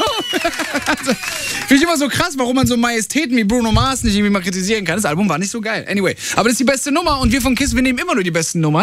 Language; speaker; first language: German; native; German